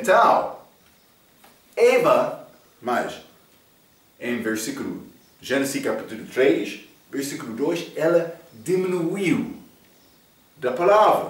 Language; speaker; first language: Portuguese; non-native, fluent; English